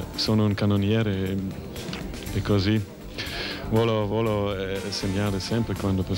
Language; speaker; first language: Italian; non-native, learner; German